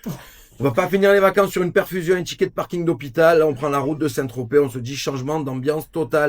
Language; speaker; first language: French; native; French